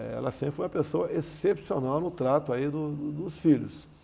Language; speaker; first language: Portuguese; native; Portuguese